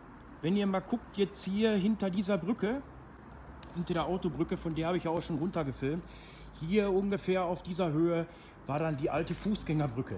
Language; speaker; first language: German; native; German